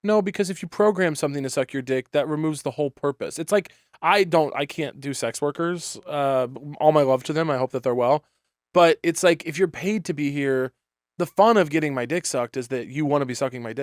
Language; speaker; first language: English; native; English